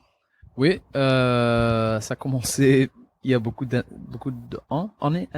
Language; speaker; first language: French; non-native, local second language; Dutch